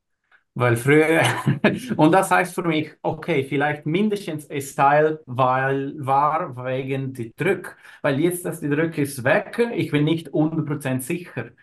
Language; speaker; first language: German; non-native, learner; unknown